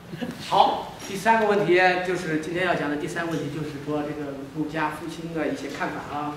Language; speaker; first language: Chinese; native; Chinese